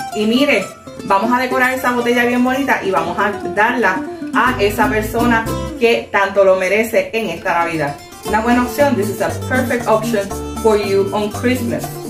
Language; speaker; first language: Spanish; native; Spanish